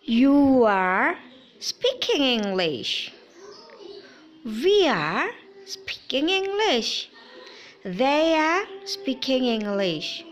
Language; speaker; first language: English; non-native, fluent; Indonesian